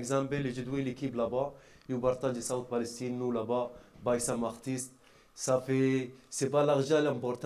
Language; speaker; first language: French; non-native, learner; Arabic